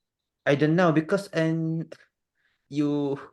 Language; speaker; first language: English; non-native, learner; Indonesian